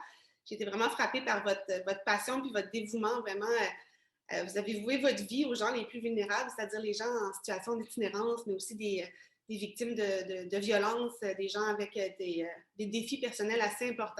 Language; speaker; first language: French; native; French